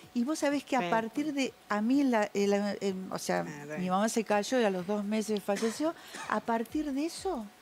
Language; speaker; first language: Spanish; native; Spanish